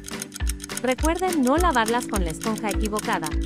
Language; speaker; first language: Spanish; native; Spanish